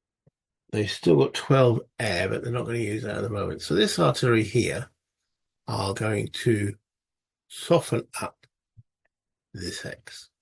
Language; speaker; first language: English; native; English